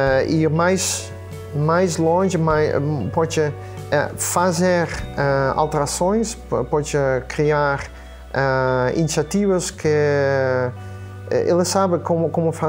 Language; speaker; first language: Portuguese; non-native, fluent; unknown